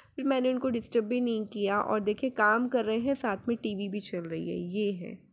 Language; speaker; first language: Hindi; native; Hindi